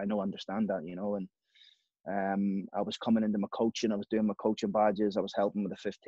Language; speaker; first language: English; native; English